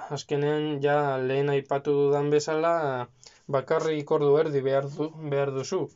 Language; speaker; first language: Basque; non-native, local second language; Spanish